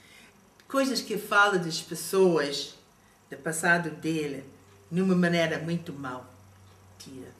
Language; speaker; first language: Portuguese; non-native, fluent; English